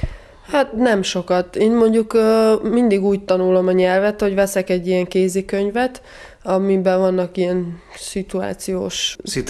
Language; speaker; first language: Hungarian; non-native, fluent; Serbian